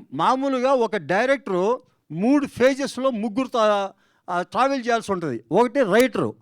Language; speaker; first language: Telugu; native; Telugu